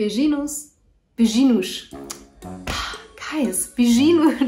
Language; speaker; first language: Portuguese; non-native, learner; German